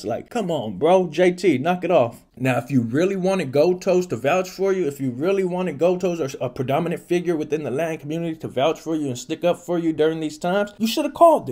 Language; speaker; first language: English; native; English